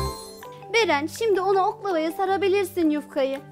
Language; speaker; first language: Turkish; native; Turkish